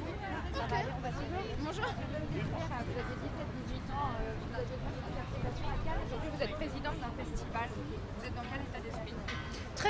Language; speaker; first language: French; native; French